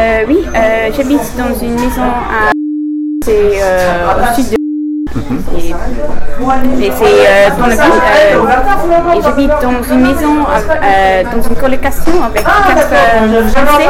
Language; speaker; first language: French; non-native, learner; English